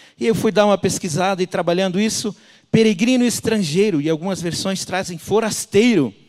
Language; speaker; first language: Portuguese; native; Portuguese